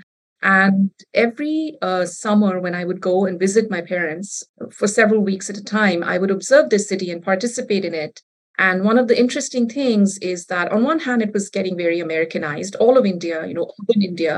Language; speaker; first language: English; non-native, local second language; Bangla